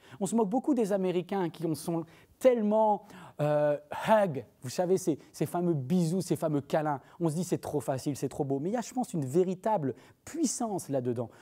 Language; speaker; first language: French; native; French